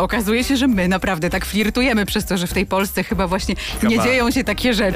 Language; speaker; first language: Polish; native; Polish